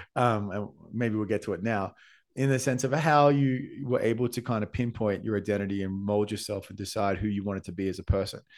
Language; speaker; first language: English; native; English